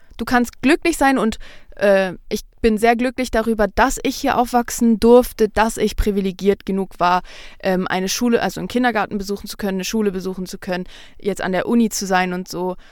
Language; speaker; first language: German; early bilingual, other home language; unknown